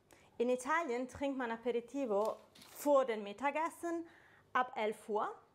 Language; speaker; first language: German; non-native, fluent; Italian